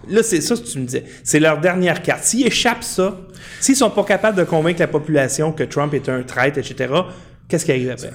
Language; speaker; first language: French; native; French